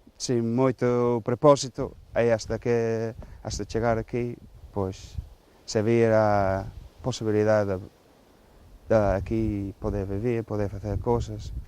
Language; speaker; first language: Galician; non-native, fluent; English